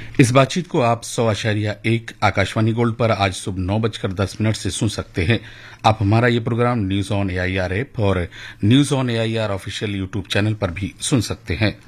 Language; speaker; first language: Urdu; native; Urdu